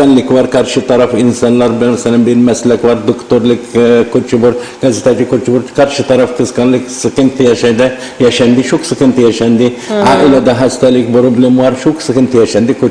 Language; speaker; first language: Turkish; non-native, learner; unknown